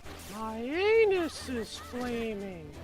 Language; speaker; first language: English; native; English